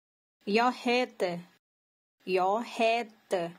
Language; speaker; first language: Swedish; non-native, learner; Vietnamese